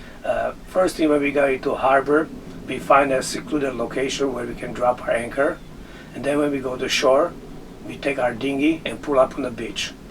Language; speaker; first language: English; non-native, fluent; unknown